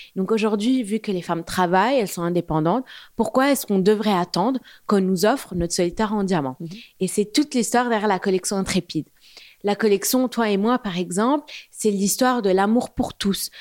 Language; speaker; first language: French; non-native, local second language; Arabic